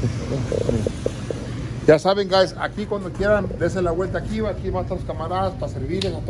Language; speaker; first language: Spanish; early bilingual, heritage; English